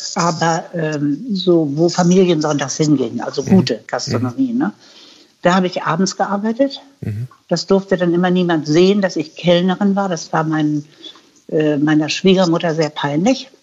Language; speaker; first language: German; native; German